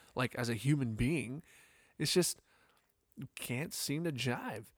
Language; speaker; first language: English; native; English